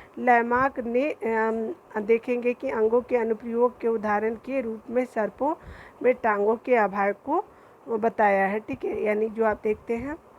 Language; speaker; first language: Hindi; native; Hindi